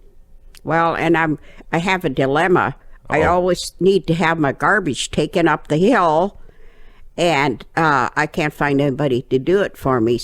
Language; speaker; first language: English; native; English